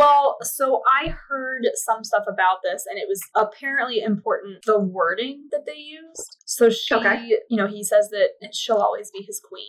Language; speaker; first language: English; native; English